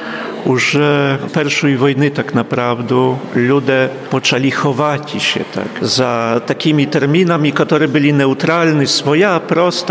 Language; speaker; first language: Polish; non-native, local second language; Ukrainian